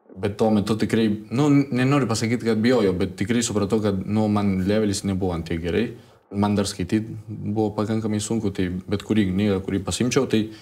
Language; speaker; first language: Lithuanian; early bilingual, heritage; Spanish